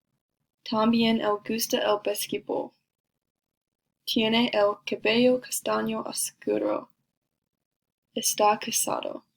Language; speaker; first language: Spanish; non-native, learner; English